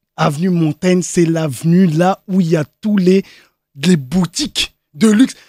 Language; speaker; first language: French; native; French